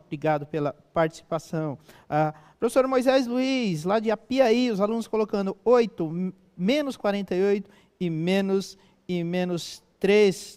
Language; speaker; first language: Portuguese; native; Portuguese